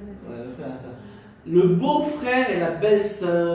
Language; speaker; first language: French; non-native, fluent; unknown